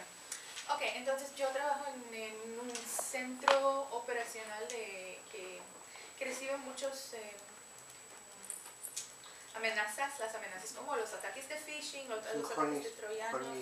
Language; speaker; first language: Spanish; non-native, fluent; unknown